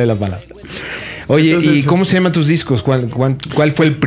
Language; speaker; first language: Spanish; native; Spanish